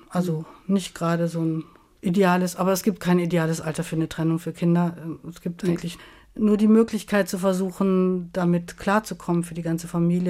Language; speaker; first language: German; native; German